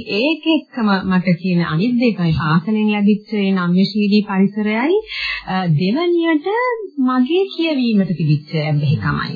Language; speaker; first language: Sinhala; native; Sinhala